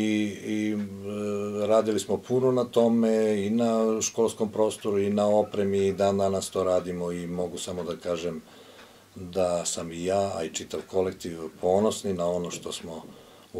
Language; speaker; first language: Croatian; native; Croatian